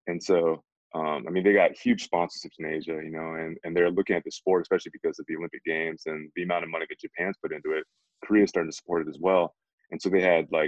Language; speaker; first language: English; native; English